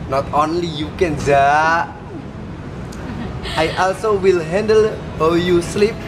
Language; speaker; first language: English; non-native, learner; Indonesian